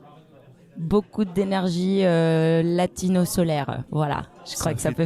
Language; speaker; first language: French; non-native, fluent; Spanish